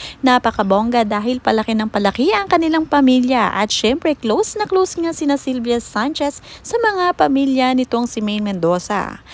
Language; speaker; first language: Filipino; native; Filipino